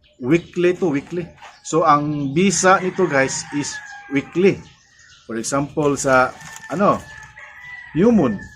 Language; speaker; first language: Filipino; non-native, local second language; Cebuano